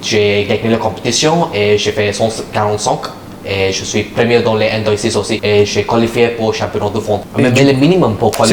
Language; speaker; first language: French; non-native, learner; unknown